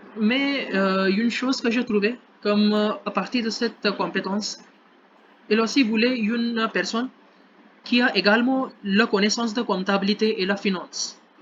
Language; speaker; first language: French; non-native, learner; Hindi